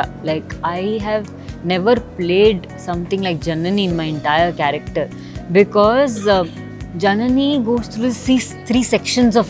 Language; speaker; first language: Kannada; non-native, learner; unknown